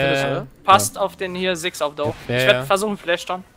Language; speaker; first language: German; native; German